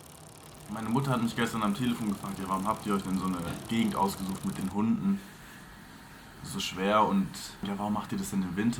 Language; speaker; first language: German; native; German